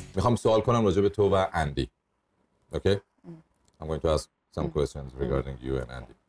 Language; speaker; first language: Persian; native; Persian